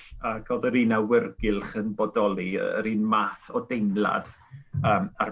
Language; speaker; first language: Welsh; non-native, local second language; English